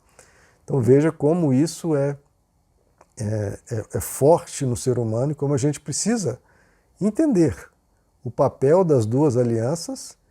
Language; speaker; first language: Portuguese; native; Portuguese